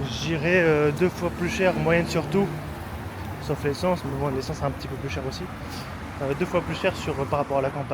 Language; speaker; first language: French; native; French